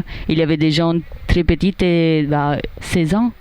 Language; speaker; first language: French; non-native, learner; Italian